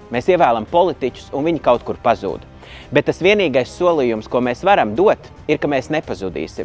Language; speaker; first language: Latvian; native; Latvian